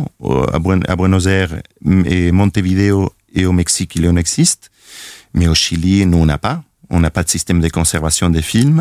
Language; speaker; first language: French; non-native, fluent; Spanish